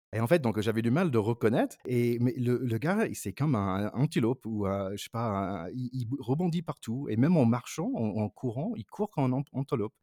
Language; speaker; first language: French; non-native, fluent; English